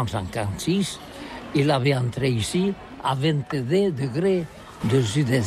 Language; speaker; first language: French; non-native, learner; Catalan